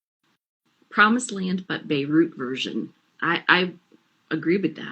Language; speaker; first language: English; native; English